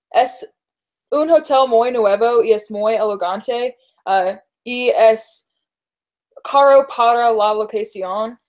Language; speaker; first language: Spanish; non-native, learner; English